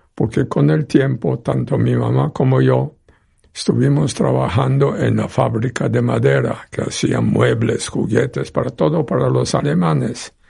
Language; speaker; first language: Spanish; non-native, fluent; Polish